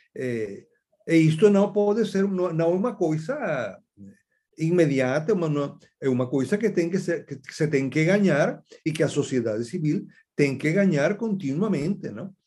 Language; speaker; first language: Portuguese; non-native, fluent; Spanish